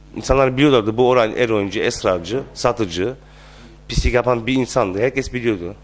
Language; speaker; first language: Turkish; early bilingual, heritage; Turkish